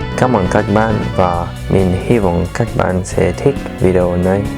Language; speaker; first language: Vietnamese; non-native, learner; French